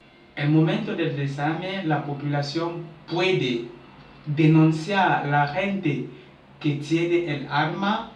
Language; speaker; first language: Spanish; non-native, learner; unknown